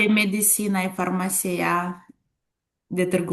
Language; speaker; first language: Spanish; non-native, learner; Romanian